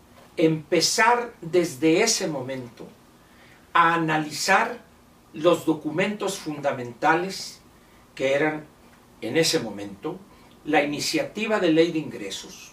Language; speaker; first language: Spanish; native; Spanish